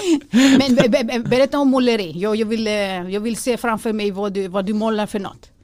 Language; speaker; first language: Swedish; non-native, fluent; Greek